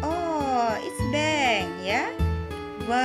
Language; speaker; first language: English; non-native, learner; Indonesian